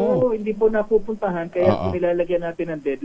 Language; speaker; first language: Filipino; native; Filipino